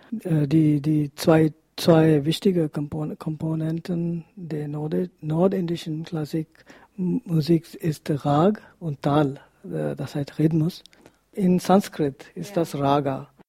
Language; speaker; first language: German; non-native, fluent; Hindi